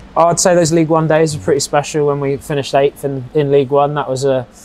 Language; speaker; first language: English; native; English